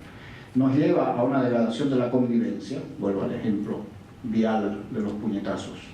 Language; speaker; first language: Spanish; native; Spanish